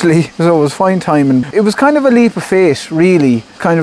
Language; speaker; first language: English; native; English